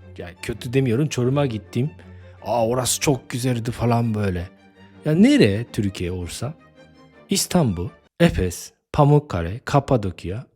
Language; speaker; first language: Turkish; non-native, fluent; Japanese